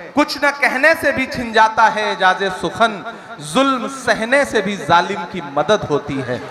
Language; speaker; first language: Hindi; non-native, local second language; Awadhi